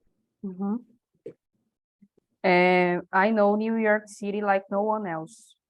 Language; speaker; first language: English; non-native, learner; Portuguese